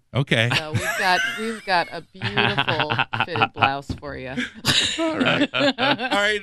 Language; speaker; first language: English; native; English